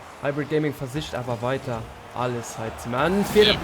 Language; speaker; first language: German; non-native, local second language; Luxembourgish